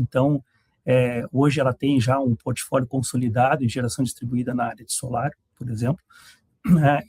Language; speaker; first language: Portuguese; native; Portuguese